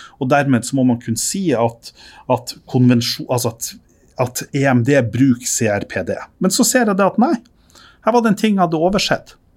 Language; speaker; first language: Norwegian; native; Norwegian